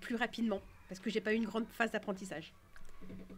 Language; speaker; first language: French; native; French